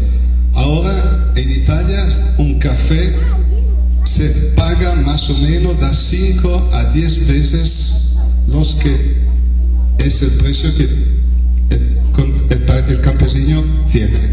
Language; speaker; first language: Spanish; non-native, learner; Italian